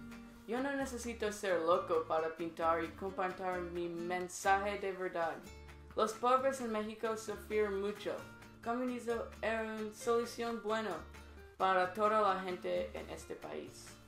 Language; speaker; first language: Spanish; non-native, learner; English